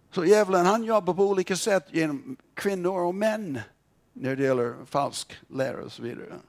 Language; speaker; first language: Swedish; non-native, fluent; English